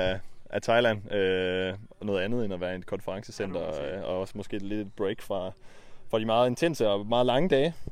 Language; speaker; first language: Danish; native; Danish